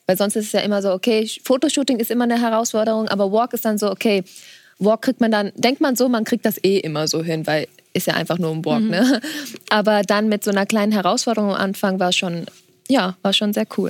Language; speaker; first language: German; native; German